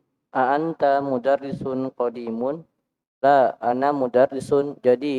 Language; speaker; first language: Arabic; non-native, learner; Indonesian